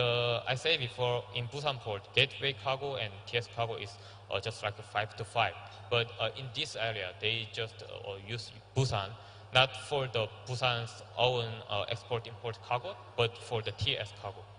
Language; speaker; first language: English; non-native, learner; Korean